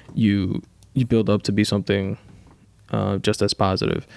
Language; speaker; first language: English; native; English